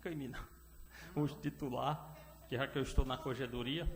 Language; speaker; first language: Portuguese; native; Portuguese